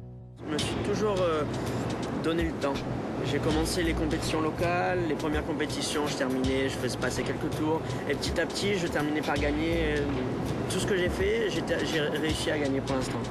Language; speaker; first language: French; native; French